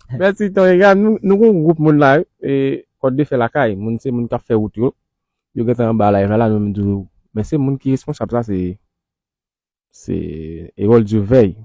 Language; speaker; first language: Haitian Creole; native; Haitian Creole